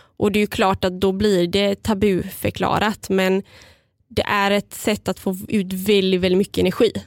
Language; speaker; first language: Swedish; early bilingual, other home language; Bulgarian